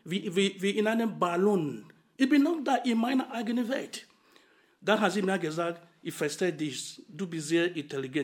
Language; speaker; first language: German; non-native, fluent; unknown